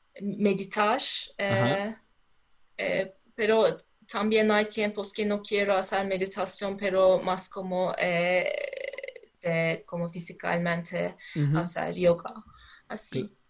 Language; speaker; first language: Spanish; non-native, learner; Turkish